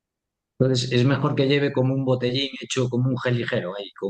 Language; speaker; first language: Spanish; native; Spanish